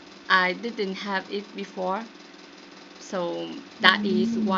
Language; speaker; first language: English; non-native, learner; Vietnamese